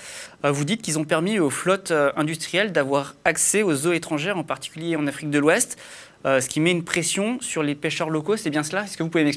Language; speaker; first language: French; native; French